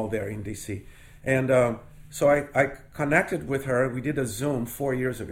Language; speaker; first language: English; non-native, fluent; Portuguese